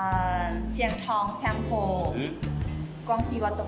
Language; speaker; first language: English; non-native, learner; Lao